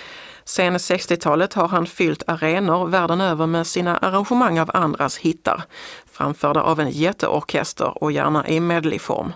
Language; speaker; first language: Swedish; native; Swedish